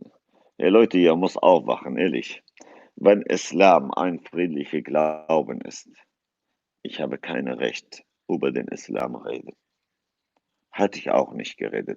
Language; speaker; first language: German; non-native, fluent; Kurdish